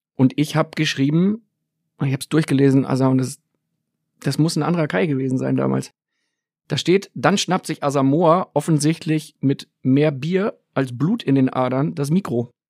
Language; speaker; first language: German; native; German